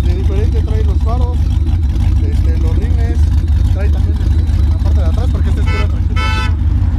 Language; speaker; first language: Spanish; native; Spanish